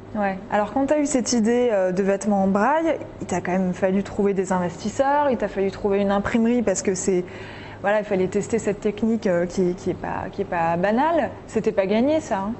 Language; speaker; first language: French; native; French